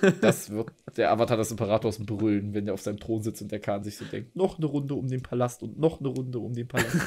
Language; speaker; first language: German; native; German